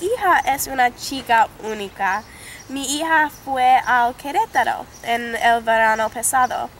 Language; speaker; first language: Spanish; non-native, learner; English